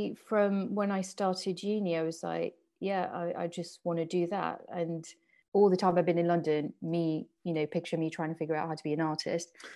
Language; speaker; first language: English; non-native, fluent; French